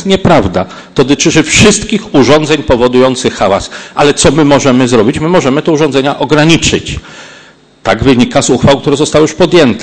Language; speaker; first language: Polish; native; Polish